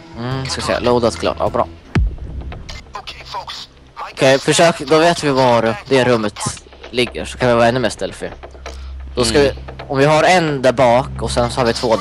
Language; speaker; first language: Swedish; native; Swedish